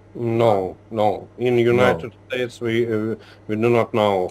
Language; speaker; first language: English; non-native, learner; Ukrainian